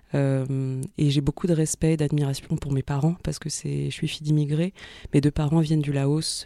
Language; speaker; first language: French; native; French